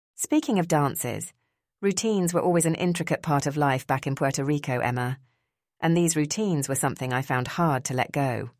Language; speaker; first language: English; early bilingual, other home language; Spanish